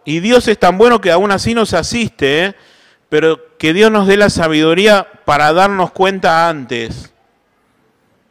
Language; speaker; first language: Spanish; native; Spanish